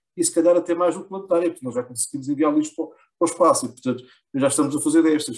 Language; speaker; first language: Portuguese; native; Portuguese